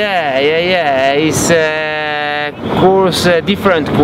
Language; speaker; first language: English; non-native, learner; Italian